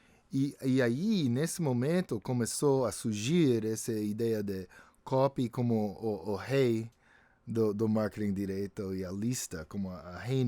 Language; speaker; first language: Portuguese; non-native, fluent; English